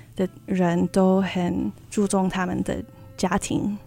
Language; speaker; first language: Chinese; early bilingual, heritage; Chinese